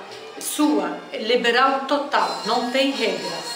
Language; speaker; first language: Portuguese; non-native, fluent; Arabic